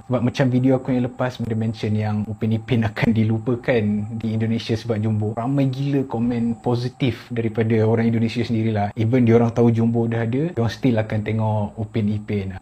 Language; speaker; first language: Malay; native; Malay